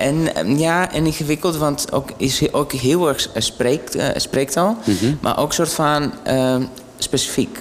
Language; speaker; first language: Dutch; non-native, fluent; Greek